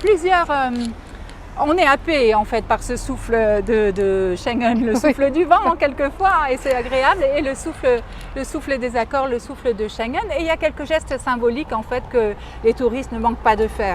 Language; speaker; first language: French; native; French